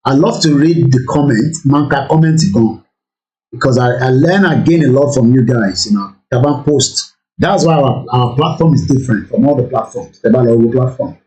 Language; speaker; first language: English; non-native, local second language; Yoruba